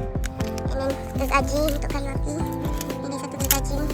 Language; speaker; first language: Malay; native; Malay